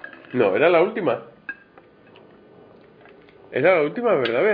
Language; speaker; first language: Spanish; native; Spanish